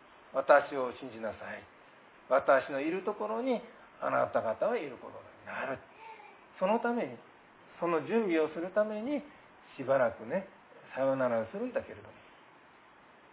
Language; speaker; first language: Japanese; native; Japanese